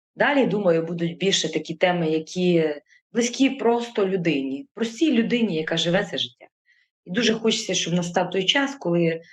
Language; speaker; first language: Ukrainian; native; Ukrainian